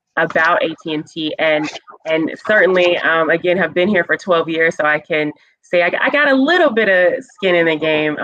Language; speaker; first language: English; native; English